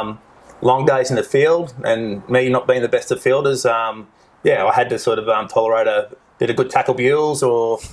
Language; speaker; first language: English; native; English